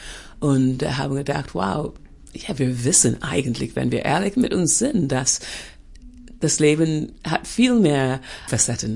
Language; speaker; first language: German; non-native, fluent; English